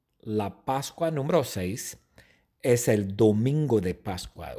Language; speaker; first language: Spanish; non-native, fluent; English